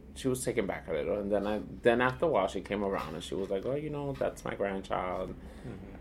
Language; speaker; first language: English; native; English